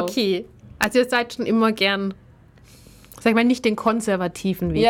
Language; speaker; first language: German; native; German